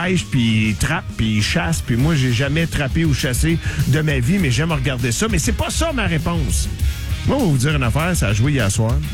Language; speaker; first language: French; native; French